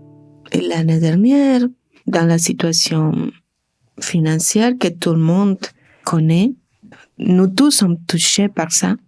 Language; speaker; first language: French; non-native, learner; Spanish